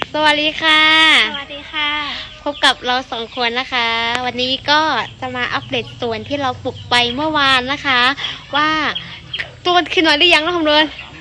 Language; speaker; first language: Thai; non-native, local second language; Shan